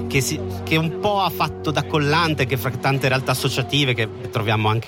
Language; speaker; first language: Italian; native; Italian